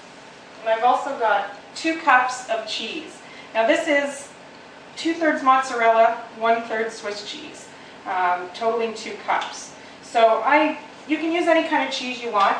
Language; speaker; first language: English; native; English